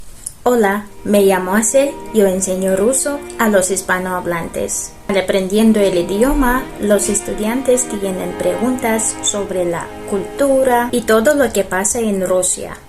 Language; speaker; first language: Spanish; non-native, fluent; Russian